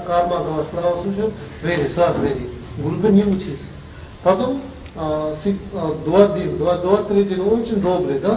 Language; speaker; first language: Russian; non-native, learner; Tibetan